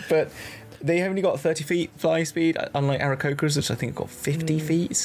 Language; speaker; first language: English; native; English